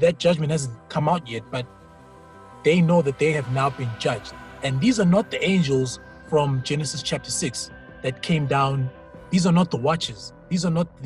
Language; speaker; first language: English; non-native, local second language; Zulu